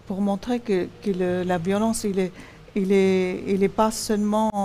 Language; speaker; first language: French; non-native, fluent; Arabic